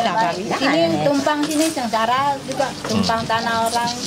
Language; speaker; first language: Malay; non-native, local second language; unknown